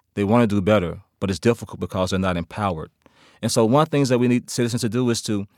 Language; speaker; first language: English; native; English